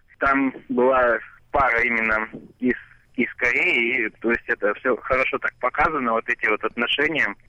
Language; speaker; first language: Russian; native; Russian